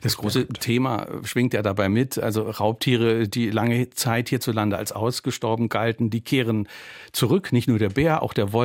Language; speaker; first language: German; native; German